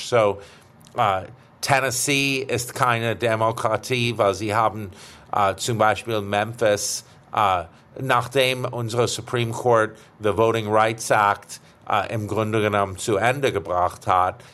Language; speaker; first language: German; non-native, fluent; English